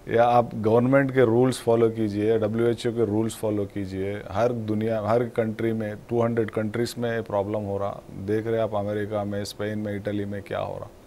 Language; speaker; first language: Hindi; non-native, local second language; Telugu